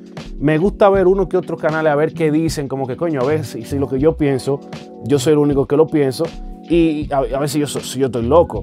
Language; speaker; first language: Spanish; native; Spanish